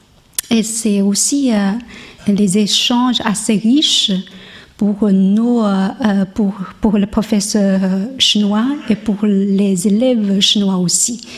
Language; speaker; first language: French; non-native, learner; Chinese